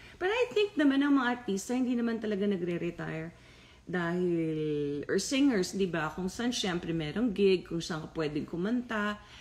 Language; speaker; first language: Filipino; native; Filipino